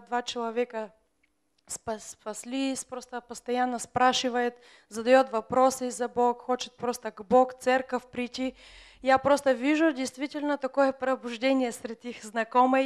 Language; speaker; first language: Russian; non-native, fluent; Bulgarian